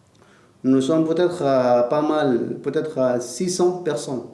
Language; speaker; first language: French; non-native, learner; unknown